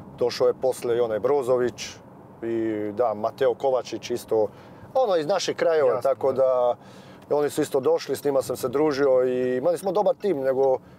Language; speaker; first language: Croatian; early bilingual, heritage; Serbian